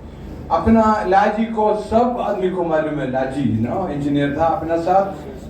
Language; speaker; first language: Hindi; non-native, local second language; Malayalam